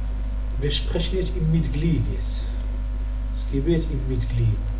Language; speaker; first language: German; non-native, learner; Arabic